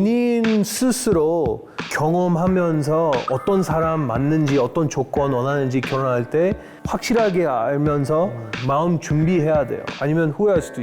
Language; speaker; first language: Korean; non-native, fluent; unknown